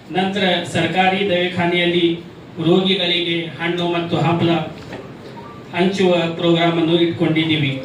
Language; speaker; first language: Kannada; non-native, local second language; Urdu